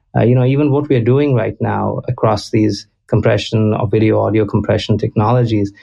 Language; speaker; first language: English; non-native, local second language; Konkani